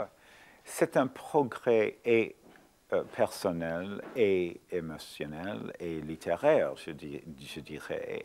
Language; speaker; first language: French; non-native, fluent; English